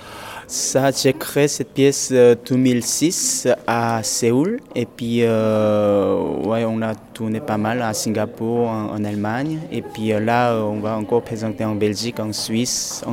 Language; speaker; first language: French; non-native, fluent; Korean